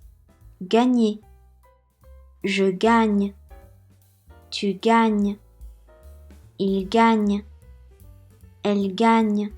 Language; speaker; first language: French; non-native, fluent; Japanese